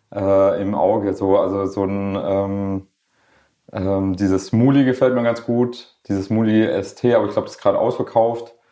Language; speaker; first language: German; non-native, local second language; Swedish